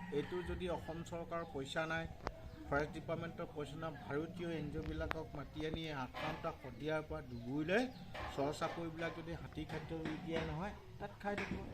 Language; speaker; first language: Assamese; non-native, local second language; Mising